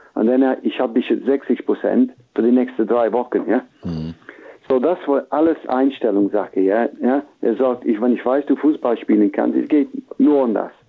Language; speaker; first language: German; non-native, fluent; English